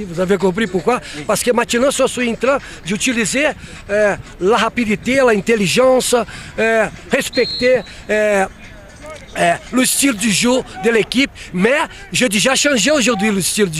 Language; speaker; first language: French; non-native, fluent; Portuguese